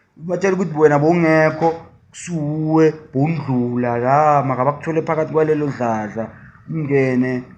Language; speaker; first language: Zulu; native; Zulu